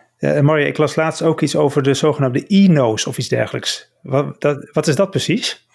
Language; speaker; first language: Dutch; native; Dutch